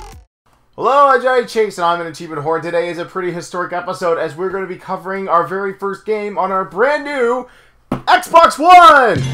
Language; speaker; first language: English; native; English